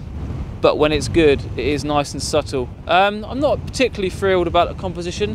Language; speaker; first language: English; native; English